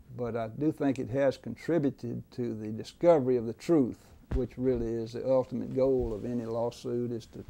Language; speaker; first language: English; native; English